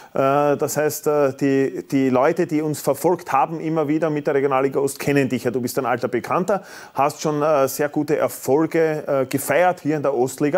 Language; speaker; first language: German; native; German